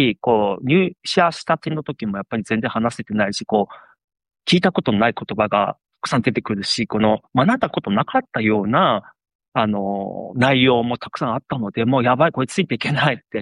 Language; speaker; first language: Japanese; non-native, fluent; Chinese